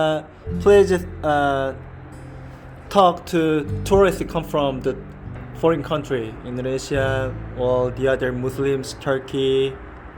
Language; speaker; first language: English; non-native, learner; Korean